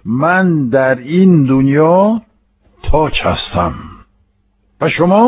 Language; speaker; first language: Persian; non-native, fluent; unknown